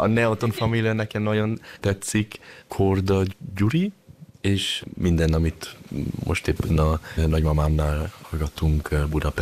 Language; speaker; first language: Hungarian; early bilingual, heritage; Hungarian